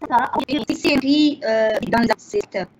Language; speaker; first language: French; non-native, learner; Arabic